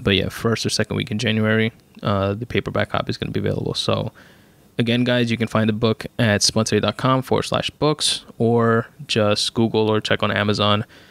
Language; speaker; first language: English; native; English